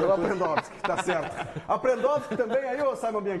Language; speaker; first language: Portuguese; native; Portuguese